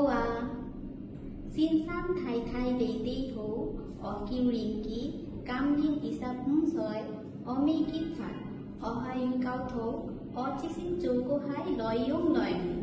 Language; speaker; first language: Cantonese; non-native, learner; Bangla